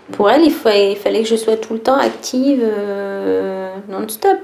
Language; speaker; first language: French; early bilingual, other home language; Arabic